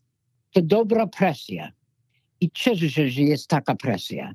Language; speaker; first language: Polish; non-native, fluent; English